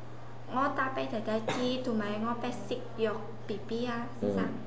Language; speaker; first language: Cantonese; non-native, learner; Indonesian